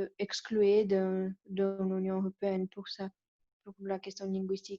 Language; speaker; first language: French; non-native, learner; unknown